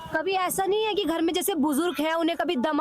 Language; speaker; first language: Hindi; native; Hindi